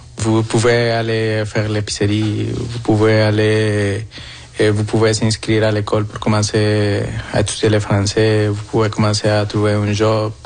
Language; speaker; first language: French; non-native, fluent; Spanish